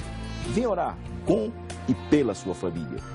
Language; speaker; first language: Portuguese; native; Portuguese